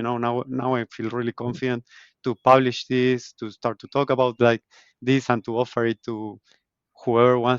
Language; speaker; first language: English; non-native, fluent; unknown